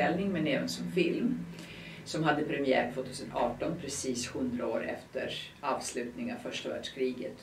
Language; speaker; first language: Swedish; non-native, fluent; Serbian